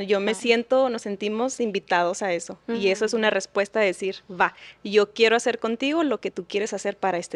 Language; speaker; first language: Spanish; native; Spanish